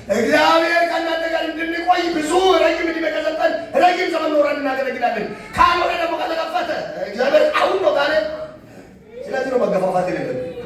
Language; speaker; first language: Amharic; non-native, local second language; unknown